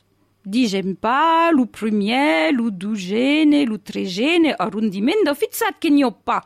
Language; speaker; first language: French; native; French